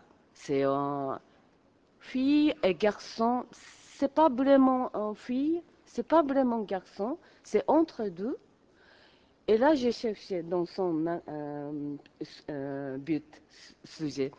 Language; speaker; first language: French; non-native, learner; Japanese